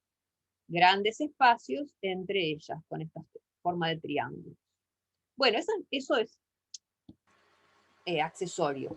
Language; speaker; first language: Spanish; native; Spanish